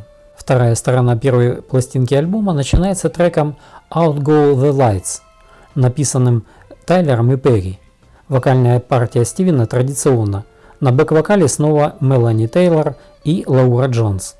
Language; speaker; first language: Russian; native; Russian